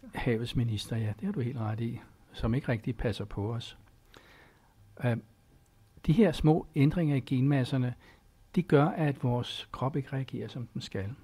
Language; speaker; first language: Danish; native; Danish